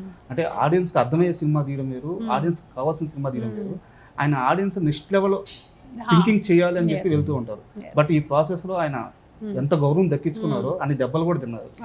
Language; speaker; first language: Telugu; native; Telugu